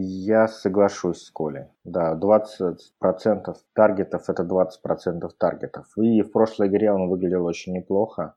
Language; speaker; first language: Russian; native; Russian